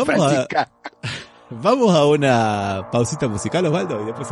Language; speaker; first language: Spanish; native; Spanish